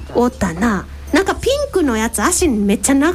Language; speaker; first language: Japanese; native; Japanese